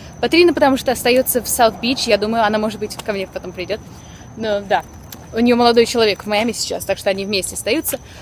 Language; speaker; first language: Russian; early bilingual, other home language; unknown